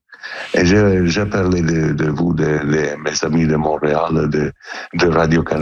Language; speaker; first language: French; non-native, learner; Italian